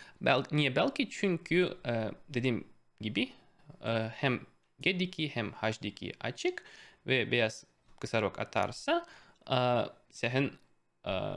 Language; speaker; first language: Turkish; non-native, fluent; Russian